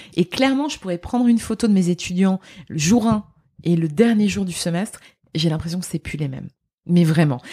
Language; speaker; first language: French; native; French